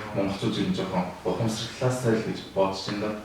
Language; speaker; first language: Mongolian; native; Mongolian